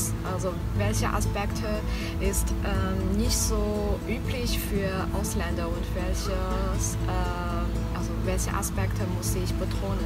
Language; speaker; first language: German; non-native, fluent; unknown